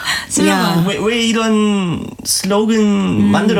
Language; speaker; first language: Korean; non-native, learner; German